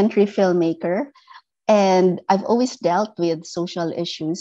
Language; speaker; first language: English; non-native, local second language; Filipino